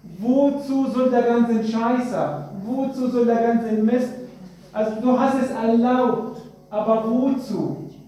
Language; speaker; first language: German; non-native, fluent; Arabic